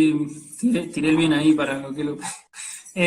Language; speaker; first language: Spanish; native; Spanish